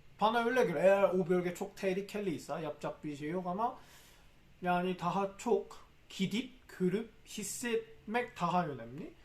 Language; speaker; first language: Turkish; non-native, fluent; Korean